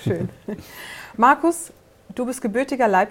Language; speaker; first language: German; native; German